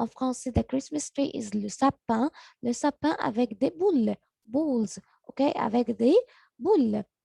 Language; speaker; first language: French; non-native, learner; Arabic